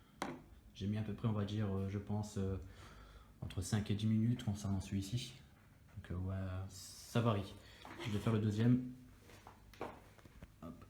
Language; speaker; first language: French; native; French